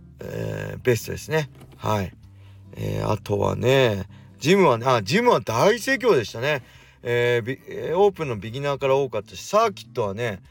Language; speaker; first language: Japanese; native; Japanese